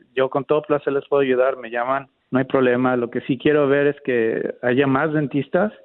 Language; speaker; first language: Spanish; native; Spanish